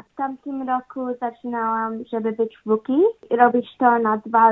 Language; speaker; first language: Polish; early bilingual, heritage; English